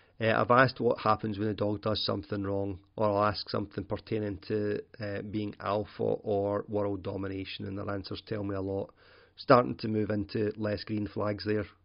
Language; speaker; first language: English; native; English